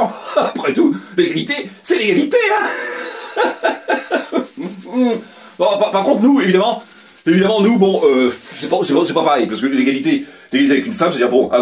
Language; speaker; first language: French; native; French